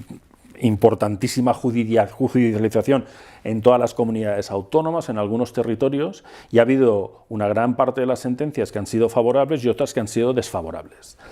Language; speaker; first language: Spanish; native; Spanish